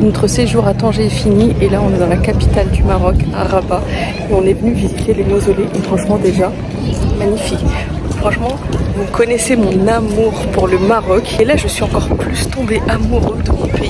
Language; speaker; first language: French; early bilingual, other home language; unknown